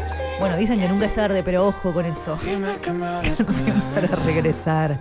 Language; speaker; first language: Spanish; native; Spanish